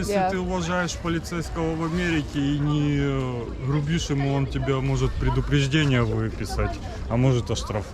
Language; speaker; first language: Russian; native; Russian